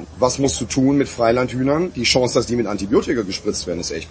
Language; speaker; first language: German; native; German